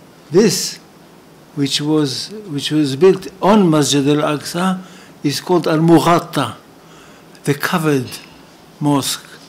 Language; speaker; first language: English; non-native, fluent; Hebrew